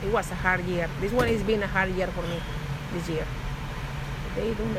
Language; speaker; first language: English; non-native, learner; Spanish